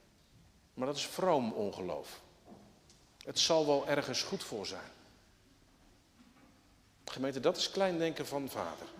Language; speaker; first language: Dutch; native; Dutch